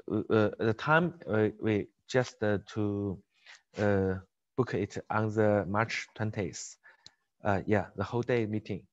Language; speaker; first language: English; non-native, learner; Chinese